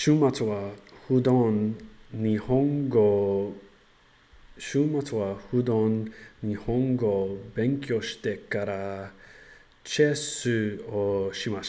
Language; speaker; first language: Japanese; non-native, learner; English